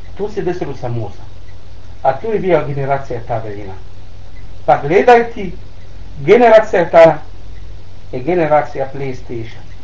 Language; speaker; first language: Bosnian; non-native, learner; Arabic